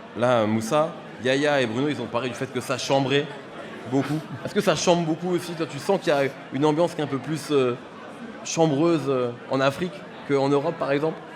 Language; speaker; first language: French; native; French